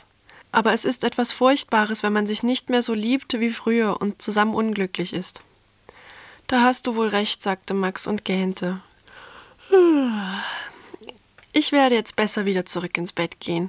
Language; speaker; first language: German; native; German